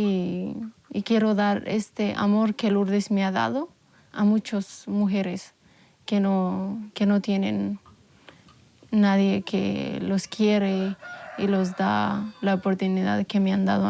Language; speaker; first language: Spanish; non-native, local second language; Amharic